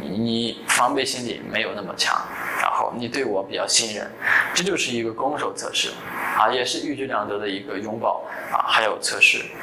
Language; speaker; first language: Chinese; native; Chinese